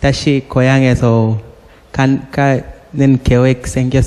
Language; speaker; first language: Korean; non-native, learner; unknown